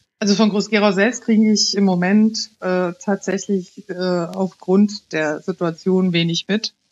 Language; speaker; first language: German; early bilingual, other home language; Italian